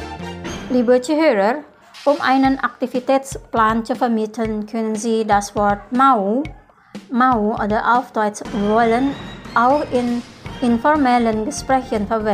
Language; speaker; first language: German; non-native, fluent; Indonesian